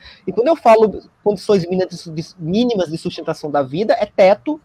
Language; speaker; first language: Portuguese; native; Portuguese